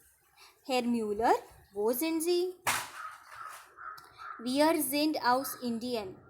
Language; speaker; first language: German; non-native, fluent; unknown